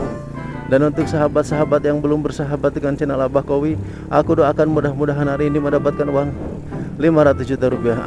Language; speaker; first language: Indonesian; non-native, local second language; Sundanese